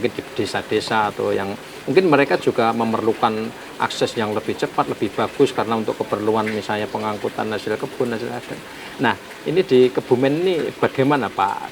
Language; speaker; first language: Indonesian; native; Indonesian